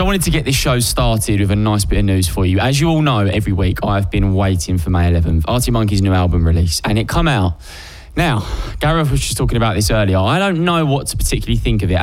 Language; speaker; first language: English; native; English